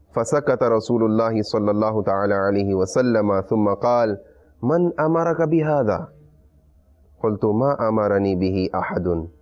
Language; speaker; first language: Arabic; non-native, fluent; Urdu